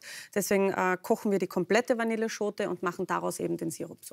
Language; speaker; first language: German; native; German